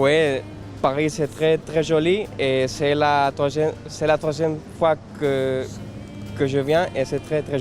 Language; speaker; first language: French; non-native, learner; Spanish